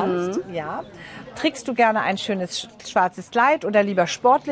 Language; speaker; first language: German; native; German